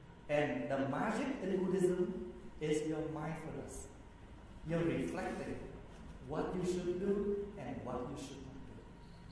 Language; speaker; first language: English; early bilingual, other home language; Vietnamese